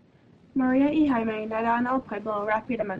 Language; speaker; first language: Spanish; non-native, learner; English